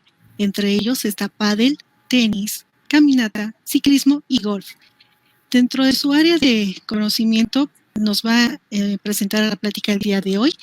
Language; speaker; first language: Spanish; native; Spanish